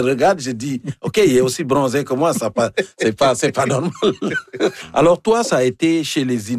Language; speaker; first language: French; native; French